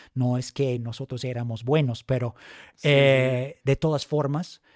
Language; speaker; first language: Spanish; non-native, fluent; English